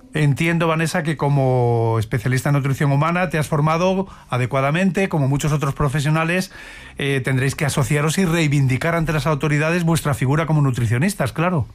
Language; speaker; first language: Spanish; native; Spanish